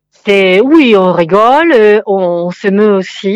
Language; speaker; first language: French; non-native, fluent; Italian